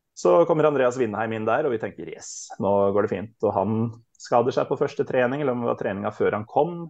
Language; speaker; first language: Norwegian; native; Norwegian